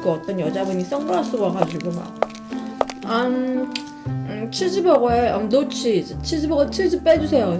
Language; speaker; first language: Korean; native; Korean